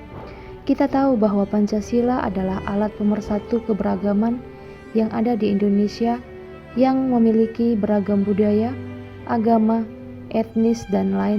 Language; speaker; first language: Indonesian; native; Indonesian